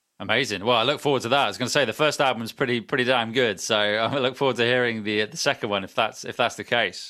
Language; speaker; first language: English; native; English